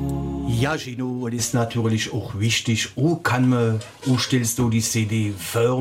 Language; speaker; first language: German; native; German